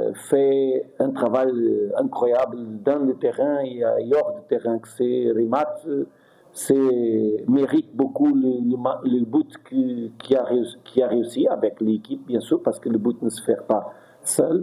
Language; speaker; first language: French; non-native, fluent; Portuguese